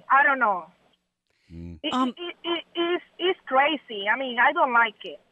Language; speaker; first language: English; non-native, learner; Spanish